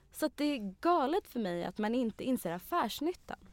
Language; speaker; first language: Swedish; early bilingual, other home language; Arabic